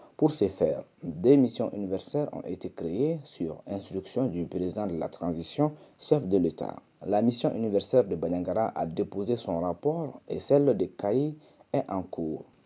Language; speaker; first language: French; non-native, local second language; Bambara